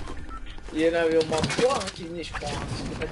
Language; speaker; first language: French; native; French